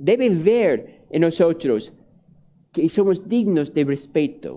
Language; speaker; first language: Spanish; non-native, fluent; English